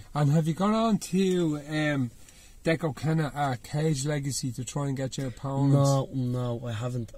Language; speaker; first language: English; native; English